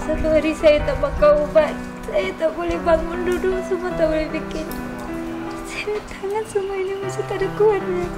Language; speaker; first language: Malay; non-native, local second language; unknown